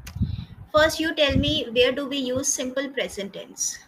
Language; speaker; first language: English; non-native, fluent; Hindi